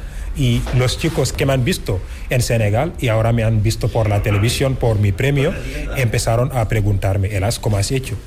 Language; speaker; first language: Spanish; non-native, fluent; Wolof